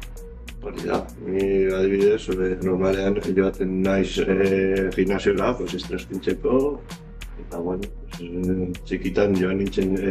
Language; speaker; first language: Basque; non-native, learner; Spanish